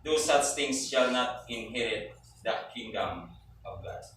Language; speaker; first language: English; non-native, local second language; Filipino